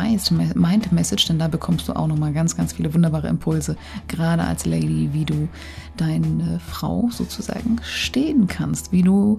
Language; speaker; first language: German; native; German